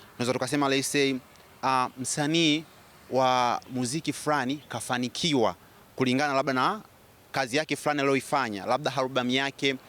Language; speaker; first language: Swahili; native; Swahili